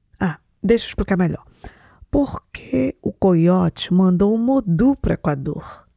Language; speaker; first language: Portuguese; native; Portuguese